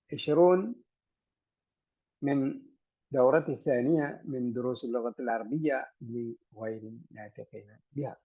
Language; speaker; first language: Arabic; non-native, fluent; Malayalam